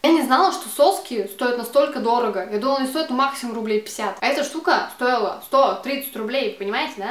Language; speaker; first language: Russian; native; Russian